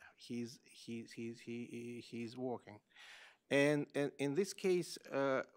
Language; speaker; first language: English; non-native, learner; Russian